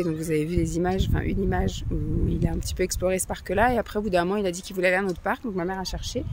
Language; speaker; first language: French; native; French